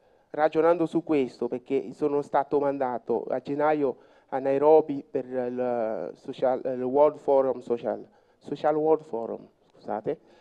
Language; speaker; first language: Italian; non-native, fluent; French